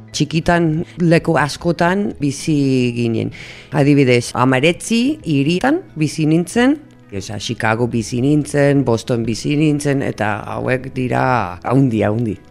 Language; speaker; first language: Basque; non-native, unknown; English